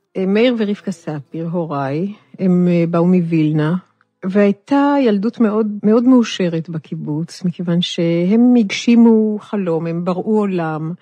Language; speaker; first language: Hebrew; native; Hebrew